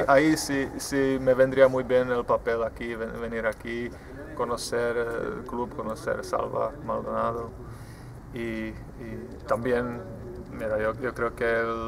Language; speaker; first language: Spanish; non-native, fluent; Czech